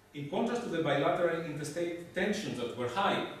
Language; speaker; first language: English; non-native, fluent; Greek